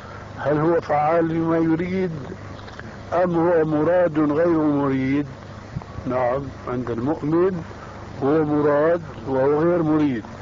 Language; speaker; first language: Arabic; early bilingual, other home language; Albanian